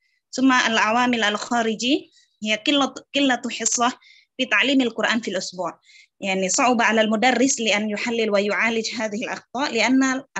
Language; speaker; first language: Arabic; non-native, fluent; Indonesian